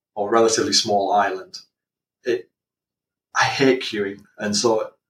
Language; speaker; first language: English; native; English